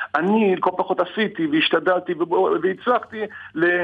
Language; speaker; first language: Hebrew; early bilingual, other home language; Arabic